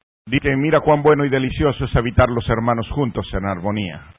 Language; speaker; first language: Spanish; native; Spanish